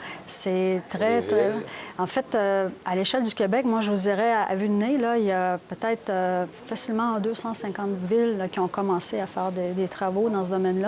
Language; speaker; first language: French; native; French